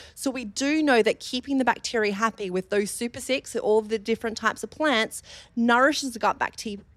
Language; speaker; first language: English; native; English